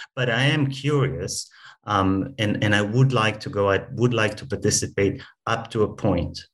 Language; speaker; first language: English; non-native, fluent; Hebrew